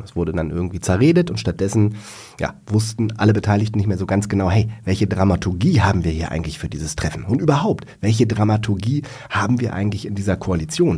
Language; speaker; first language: German; native; German